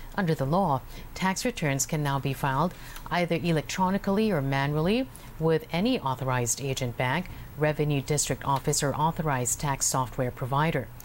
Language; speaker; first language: English; non-native, local second language; Filipino